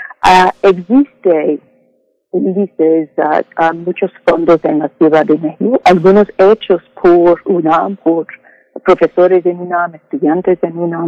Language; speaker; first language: Spanish; non-native, fluent; English